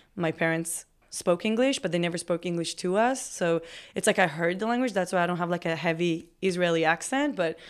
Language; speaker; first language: English; non-native, fluent; Hebrew